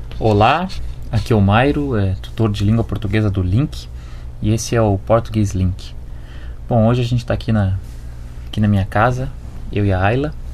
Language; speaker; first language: Portuguese; native; Portuguese